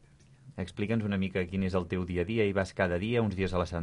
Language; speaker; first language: Catalan; native; Catalan